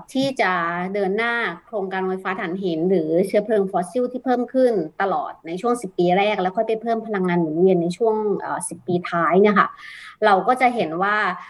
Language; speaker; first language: Thai; native; Thai